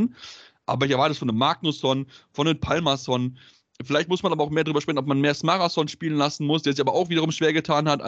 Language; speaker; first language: German; native; German